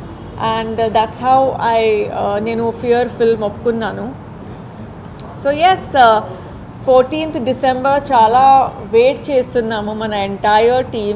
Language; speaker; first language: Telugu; non-native, fluent; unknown